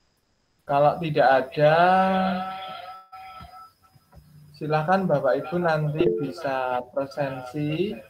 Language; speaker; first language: Indonesian; native; Indonesian